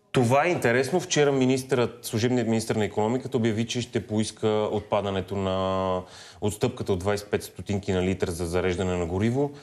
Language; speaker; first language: Bulgarian; native; Bulgarian